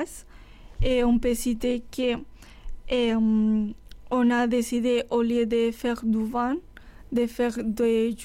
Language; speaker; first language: French; non-native, fluent; Spanish